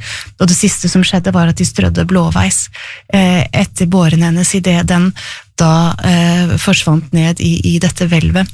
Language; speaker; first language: Norwegian; native; Norwegian